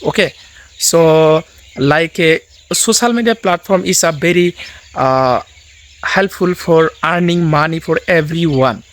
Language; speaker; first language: English; non-native, learner; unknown